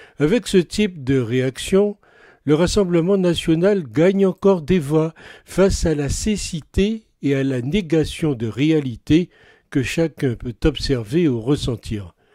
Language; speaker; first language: French; native; French